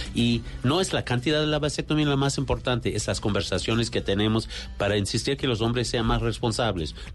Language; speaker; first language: Spanish; non-native, fluent; English